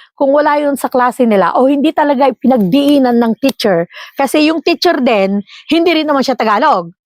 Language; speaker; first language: Filipino; non-native, local second language; Iloko